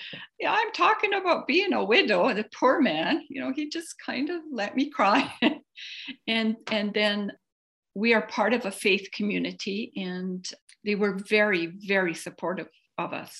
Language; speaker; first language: English; native; English